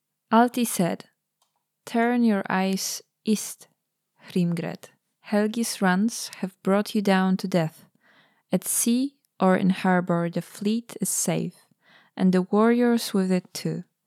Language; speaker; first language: English; non-native, fluent; Polish